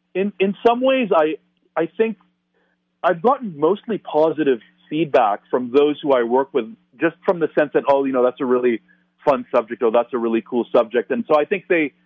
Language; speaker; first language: English; native; English